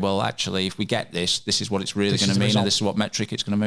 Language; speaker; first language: English; native; English